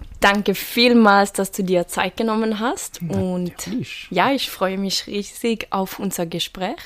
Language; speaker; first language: German; native; German